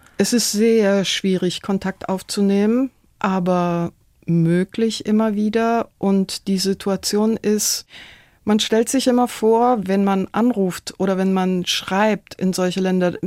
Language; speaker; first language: German; non-native, fluent; Persian